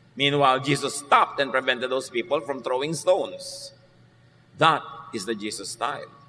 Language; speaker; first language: English; non-native, local second language; Filipino